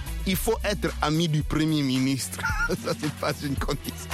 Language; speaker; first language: French; non-native, local second language; Lingala